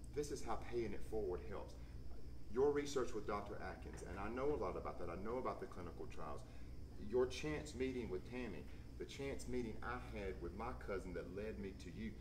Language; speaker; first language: English; native; English